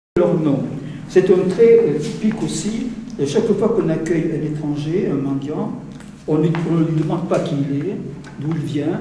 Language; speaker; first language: French; native; French